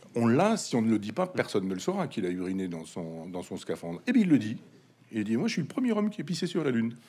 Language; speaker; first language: French; native; French